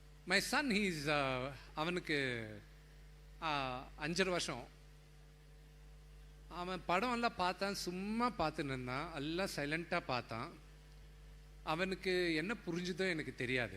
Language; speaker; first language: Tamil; non-native, local second language; Telugu